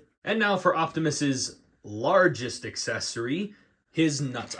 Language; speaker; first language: English; native; English